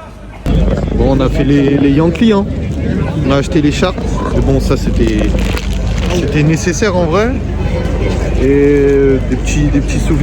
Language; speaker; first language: French; native; French